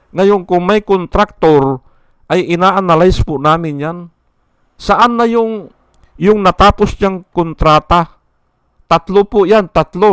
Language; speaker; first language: Filipino; native; Filipino